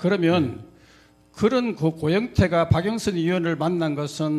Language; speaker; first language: Korean; native; Korean